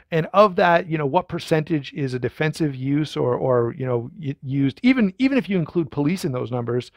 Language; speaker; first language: English; native; English